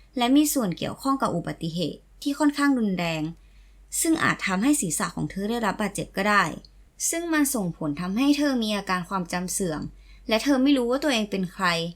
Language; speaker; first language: Thai; native; Thai